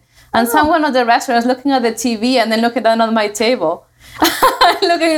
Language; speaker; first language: English; non-native, fluent; Spanish